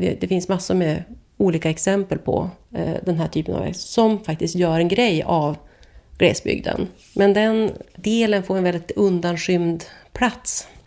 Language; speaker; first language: Swedish; native; Swedish